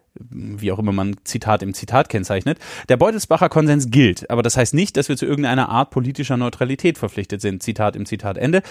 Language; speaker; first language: German; native; German